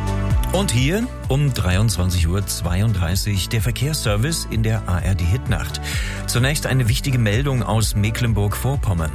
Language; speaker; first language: German; native; German